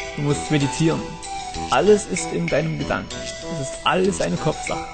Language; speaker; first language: German; native; German